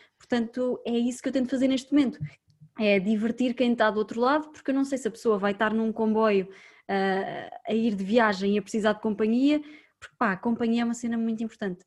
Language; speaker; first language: Portuguese; native; Portuguese